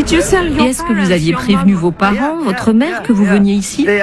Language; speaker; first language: French; native; French